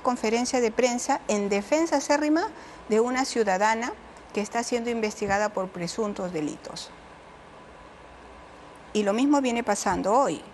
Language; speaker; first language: Spanish; native; Spanish